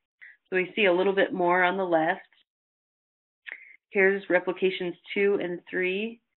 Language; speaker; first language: English; native; English